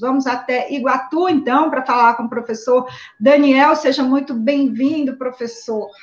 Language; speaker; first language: Portuguese; native; Portuguese